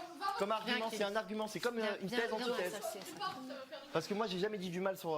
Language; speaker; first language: French; native; French